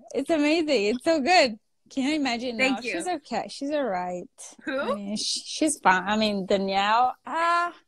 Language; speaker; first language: English; non-native, fluent; Italian